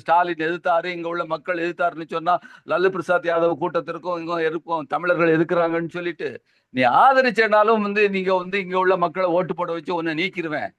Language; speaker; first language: Tamil; native; Tamil